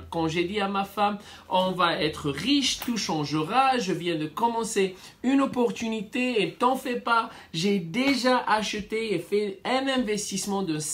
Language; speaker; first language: French; non-native, fluent; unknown